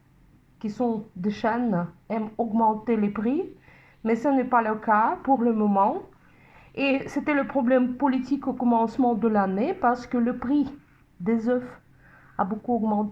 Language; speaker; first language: French; non-native, fluent; Russian